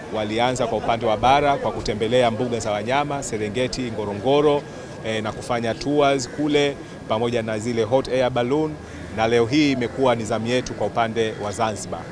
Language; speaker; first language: Swahili; native; Swahili